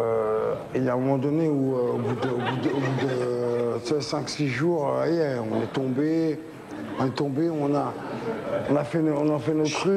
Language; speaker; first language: French; native; French